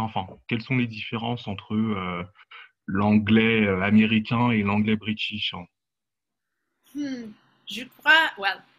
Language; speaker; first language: French; non-native, fluent; English